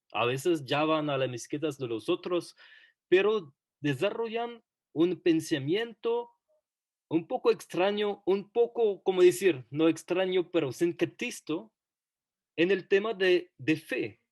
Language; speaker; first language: Spanish; non-native, fluent; French